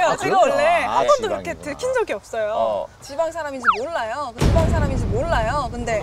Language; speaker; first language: Korean; native; Korean